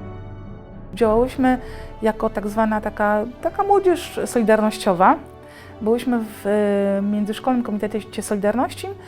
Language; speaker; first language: Polish; native; Polish